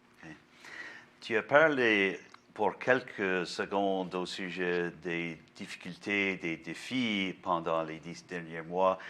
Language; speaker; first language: French; non-native, learner; English